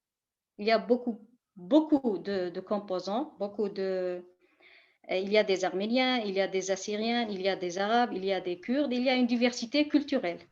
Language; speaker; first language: French; non-native, fluent; Kurdish